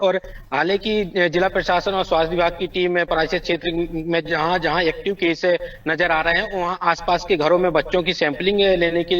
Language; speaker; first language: Hindi; native; Hindi